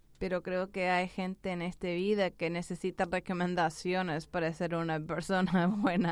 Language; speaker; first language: Spanish; early bilingual, heritage; English